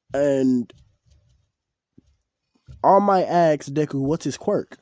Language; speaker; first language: English; native; English